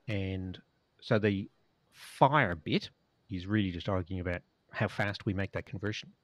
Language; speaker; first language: English; native; English